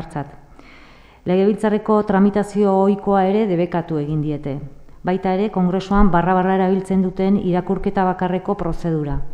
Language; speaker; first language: Basque; native; Basque